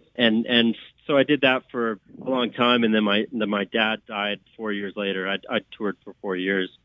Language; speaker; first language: English; native; English